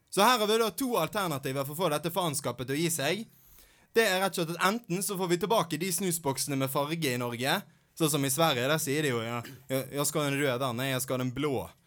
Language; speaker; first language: Norwegian; native; Norwegian